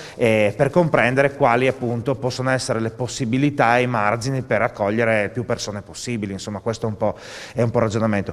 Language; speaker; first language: Italian; native; Italian